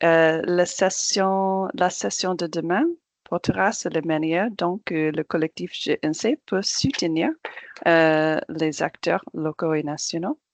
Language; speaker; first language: French; non-native, fluent; English